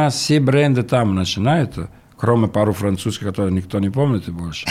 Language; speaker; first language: Russian; non-native, learner; Italian